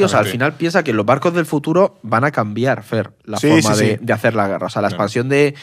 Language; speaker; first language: Spanish; native; Spanish